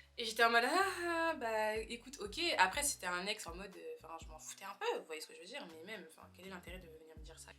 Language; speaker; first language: French; native; French